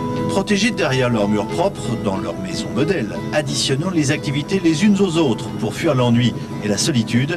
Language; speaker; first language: French; native; French